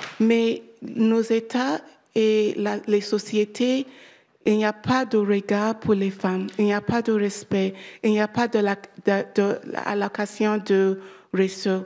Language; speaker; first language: French; non-native, learner; English